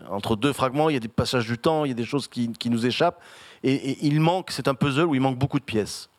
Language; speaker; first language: French; native; French